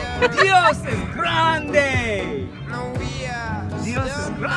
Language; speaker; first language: Spanish; non-native, learner; English